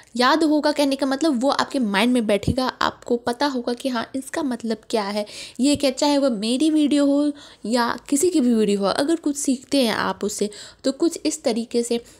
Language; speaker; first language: Hindi; native; Hindi